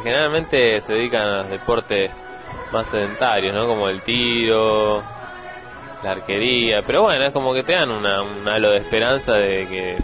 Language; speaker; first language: Spanish; native; Spanish